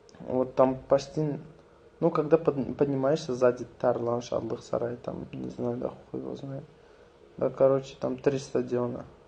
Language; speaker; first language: Russian; non-native, local second language; Azerbaijani